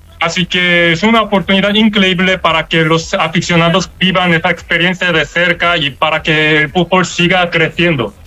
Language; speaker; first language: Spanish; non-native, learner; Korean